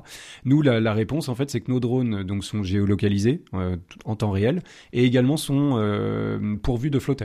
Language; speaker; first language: French; native; French